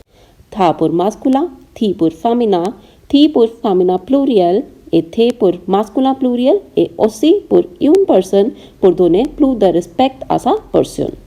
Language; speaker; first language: French; non-native, fluent; Hindi